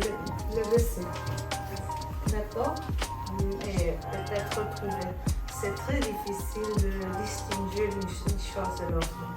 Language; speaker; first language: French; non-native, fluent; Spanish